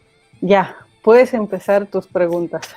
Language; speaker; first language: Spanish; non-native, fluent; Russian